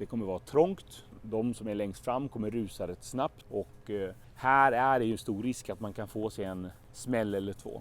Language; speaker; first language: Swedish; native; Swedish